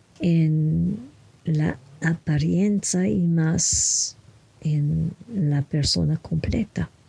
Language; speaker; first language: Spanish; non-native, fluent; French